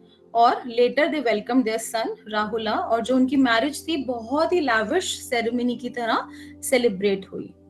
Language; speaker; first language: Hindi; native; Hindi